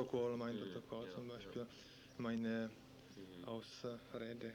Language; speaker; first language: German; non-native, learner; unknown